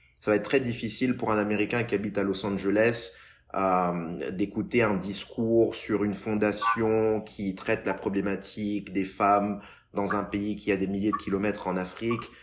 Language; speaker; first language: French; non-native, local second language; Lingala